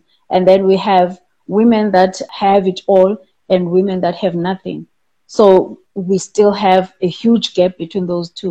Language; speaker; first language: English; non-native, local second language; Xhosa